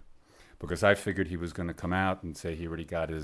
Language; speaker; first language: English; native; English